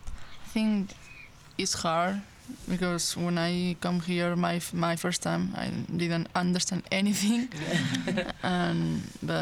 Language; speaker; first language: English; non-native, learner; Spanish